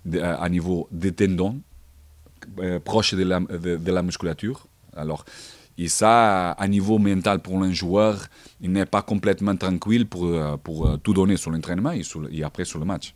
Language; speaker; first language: French; non-native, fluent; Portuguese